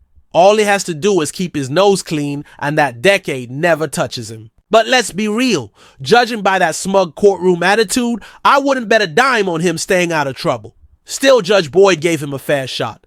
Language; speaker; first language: English; native; English